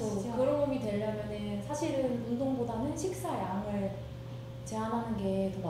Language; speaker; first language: Korean; native; Korean